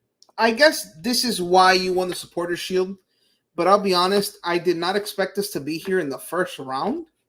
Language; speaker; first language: English; native; English